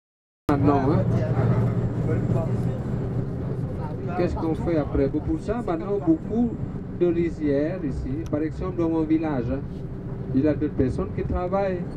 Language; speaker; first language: French; non-native, learner; Balinese